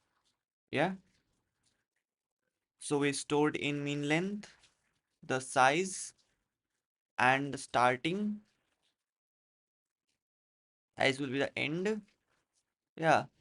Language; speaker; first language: English; non-native, local second language; Hindi